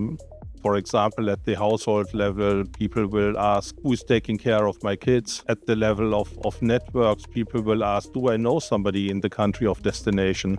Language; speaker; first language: English; non-native, fluent; German